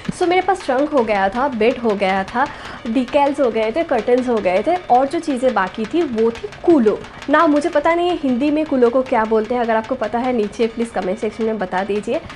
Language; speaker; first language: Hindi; non-native, local second language; Bangla